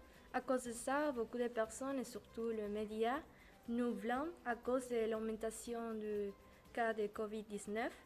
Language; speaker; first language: French; non-native, learner; Spanish